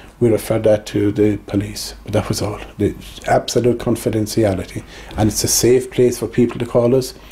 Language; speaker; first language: English; native; English